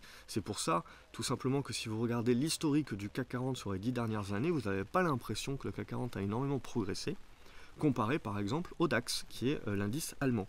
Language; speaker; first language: French; native; French